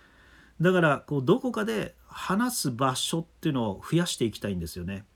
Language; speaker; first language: Japanese; native; Japanese